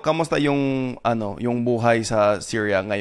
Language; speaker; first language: Filipino; non-native, fluent; English